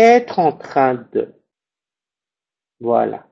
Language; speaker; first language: French; non-native, fluent; Spanish